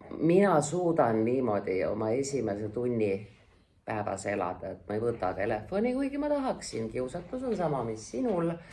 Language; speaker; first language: Estonian; native; Estonian